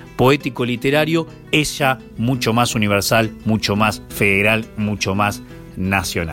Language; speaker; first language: Spanish; native; Spanish